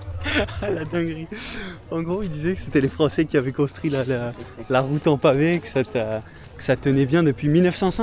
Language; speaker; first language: French; native; French